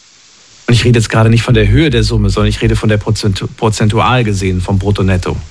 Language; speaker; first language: German; native; German